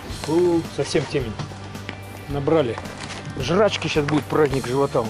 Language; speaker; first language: Russian; native; Russian